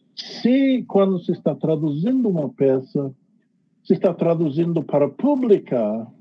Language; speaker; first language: Portuguese; non-native, fluent; English